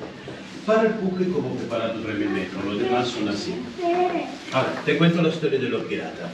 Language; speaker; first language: Spanish; non-native, fluent; Italian